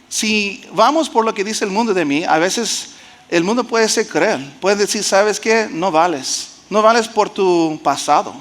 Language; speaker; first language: Spanish; early bilingual, heritage; Spanish